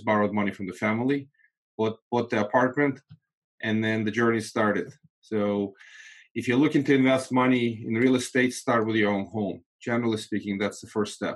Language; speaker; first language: English; non-native, fluent; Russian